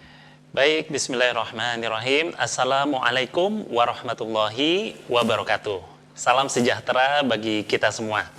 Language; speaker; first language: Indonesian; native; Indonesian